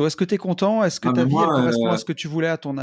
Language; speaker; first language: French; native; French